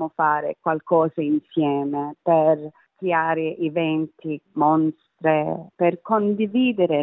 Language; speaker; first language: Italian; early bilingual, heritage; Italian